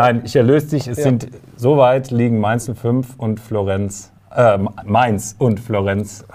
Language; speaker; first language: German; native; German